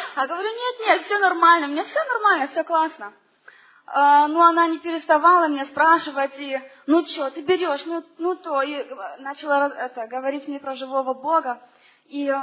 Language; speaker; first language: Russian; non-native, learner; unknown